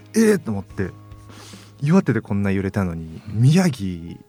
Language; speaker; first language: Japanese; native; Japanese